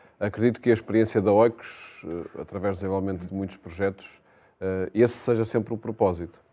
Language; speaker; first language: Portuguese; native; Portuguese